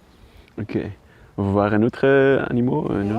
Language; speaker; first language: French; non-native, learner; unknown